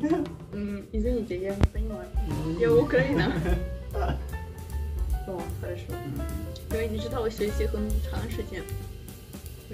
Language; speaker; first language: Chinese; non-native, learner; Russian